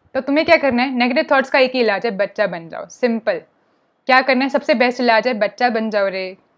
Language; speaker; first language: Hindi; non-native, local second language; Punjabi